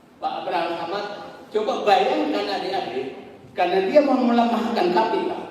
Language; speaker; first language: Indonesian; non-native, local second language; Buginese